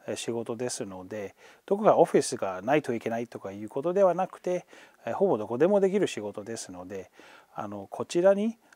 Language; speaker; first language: Japanese; non-native, fluent; English